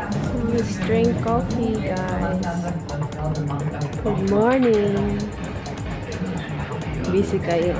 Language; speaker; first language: English; non-native, local second language; Filipino